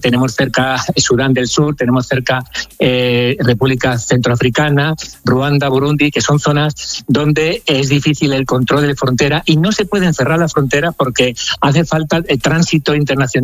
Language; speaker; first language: Spanish; native; Spanish